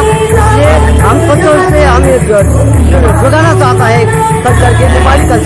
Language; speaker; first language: Hindi; non-native, learner; Nepali